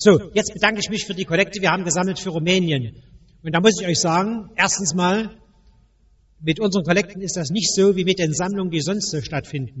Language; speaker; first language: German; native; German